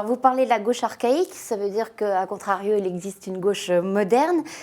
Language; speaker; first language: French; native; French